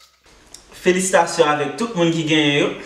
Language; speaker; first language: Portuguese; non-native, learner; Haitian Creole